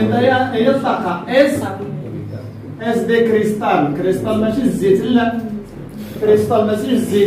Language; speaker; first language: Spanish; non-native, fluent; Arabic